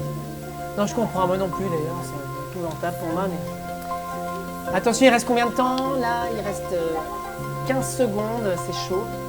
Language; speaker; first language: French; native; French